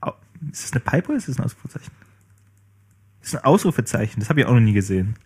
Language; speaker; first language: German; native; German